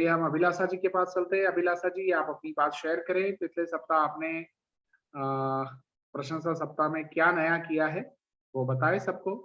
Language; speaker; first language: Hindi; native; Hindi